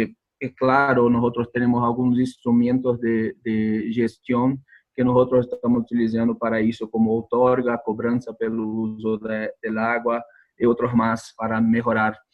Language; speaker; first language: Spanish; non-native, learner; Portuguese